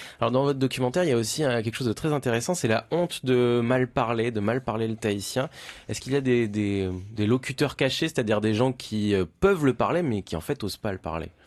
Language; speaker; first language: French; native; French